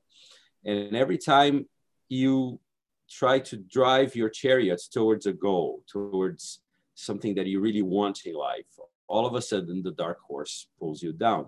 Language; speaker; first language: English; non-native, fluent; Portuguese